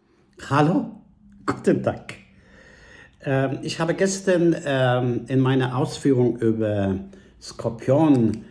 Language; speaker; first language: German; non-native, fluent; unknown